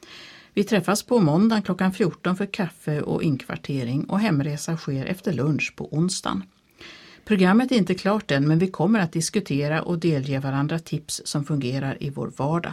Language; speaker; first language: Swedish; native; Swedish